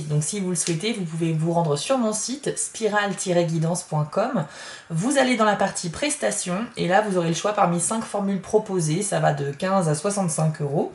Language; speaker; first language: French; native; French